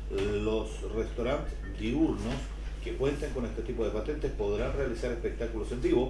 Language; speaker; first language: Spanish; native; Spanish